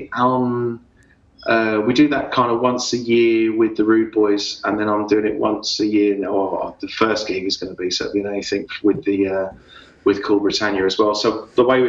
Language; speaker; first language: English; native; English